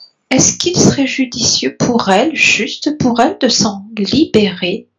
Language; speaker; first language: French; native; French